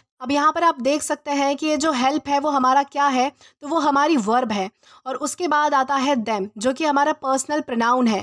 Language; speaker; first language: Hindi; native; Hindi